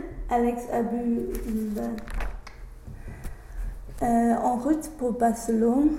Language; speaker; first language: French; non-native, learner; English